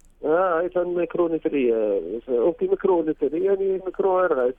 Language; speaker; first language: Greek; non-native, learner; Arabic